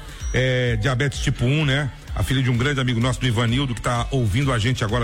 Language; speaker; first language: Portuguese; native; Portuguese